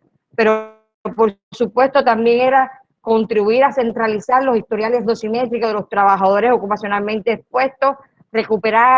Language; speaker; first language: Spanish; native; Spanish